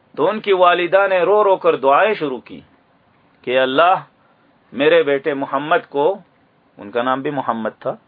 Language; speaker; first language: Urdu; native; Urdu